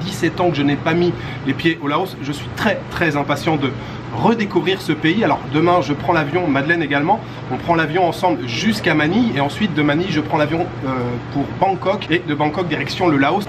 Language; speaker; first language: French; native; French